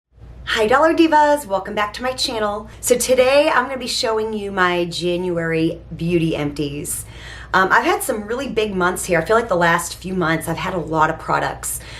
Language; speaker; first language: English; native; English